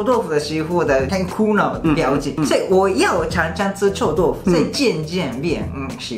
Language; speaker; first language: Chinese; non-native, fluent; Japanese